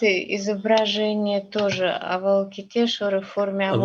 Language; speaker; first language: Russian; native; Russian